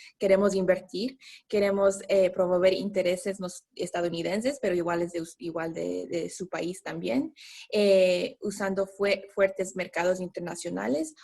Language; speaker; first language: Spanish; early bilingual, heritage; Spanish